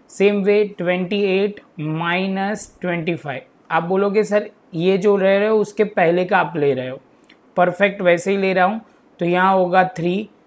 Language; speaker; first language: Hindi; non-native, local second language; Gujarati